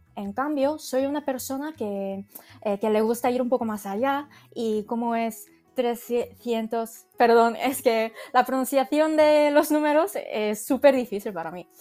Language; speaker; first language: Spanish; non-native, fluent; Korean